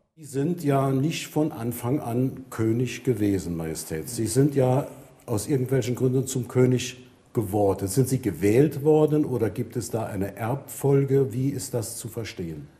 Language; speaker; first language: German; native; German